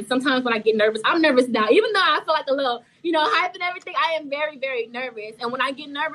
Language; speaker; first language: English; early bilingual, other home language; Haitian Creole